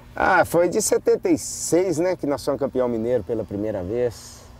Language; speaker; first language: Portuguese; native; Portuguese